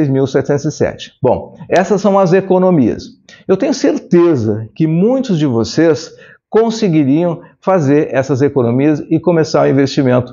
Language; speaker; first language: Portuguese; native; Portuguese